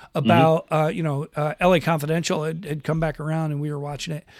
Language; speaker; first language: English; native; English